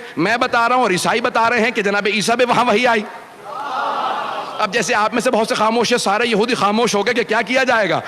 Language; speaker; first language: Urdu; native; Urdu